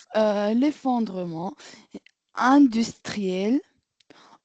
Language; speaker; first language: French; non-native, learner; Arabic